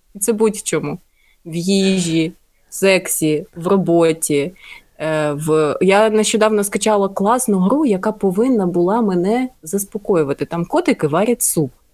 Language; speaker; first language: Ukrainian; native; Ukrainian